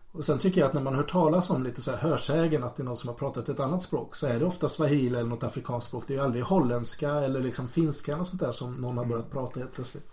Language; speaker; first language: Swedish; native; Swedish